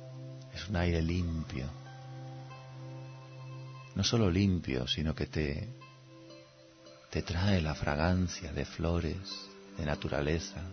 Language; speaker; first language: Spanish; native; Spanish